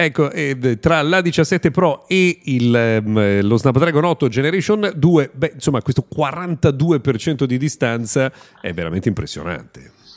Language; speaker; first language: Italian; native; Italian